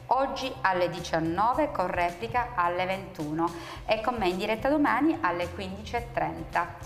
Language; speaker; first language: Italian; native; Italian